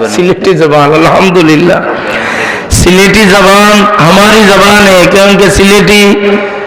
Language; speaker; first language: Urdu; non-native, local second language; Sylheti